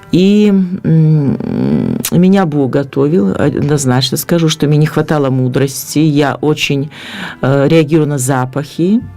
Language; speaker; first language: Russian; native; Russian